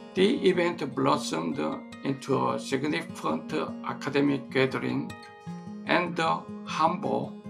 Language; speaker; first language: English; non-native, fluent; Korean